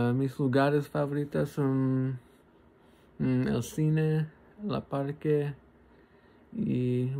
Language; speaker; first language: Spanish; early bilingual, heritage; Spanish